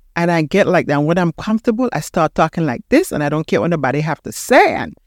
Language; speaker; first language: English; early bilingual, heritage; Spanish